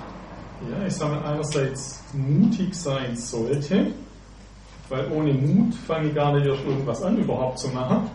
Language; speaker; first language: German; native; German